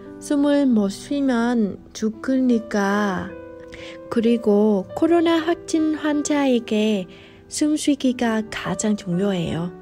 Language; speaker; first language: Korean; non-native, fluent; Vietnamese